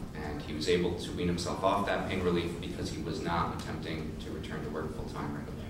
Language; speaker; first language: English; native; English